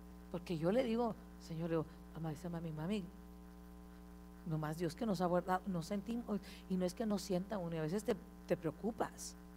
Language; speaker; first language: Spanish; early bilingual, heritage; Spanish